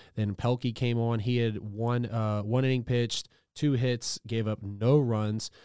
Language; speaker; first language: English; native; English